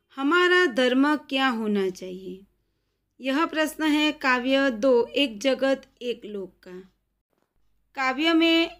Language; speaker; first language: Hindi; non-native, local second language; Gujarati